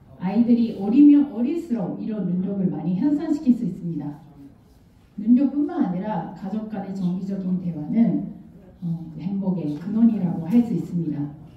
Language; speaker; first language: Korean; non-native, fluent; Japanese